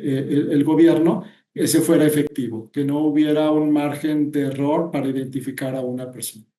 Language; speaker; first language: Spanish; native; Spanish